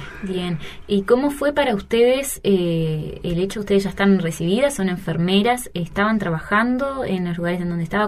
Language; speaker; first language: Spanish; native; Spanish